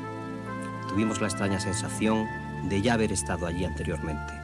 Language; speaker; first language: Spanish; native; Spanish